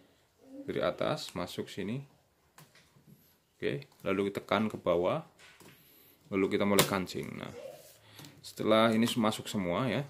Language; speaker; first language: Indonesian; native; Indonesian